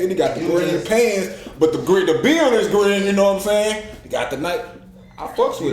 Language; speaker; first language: English; native; English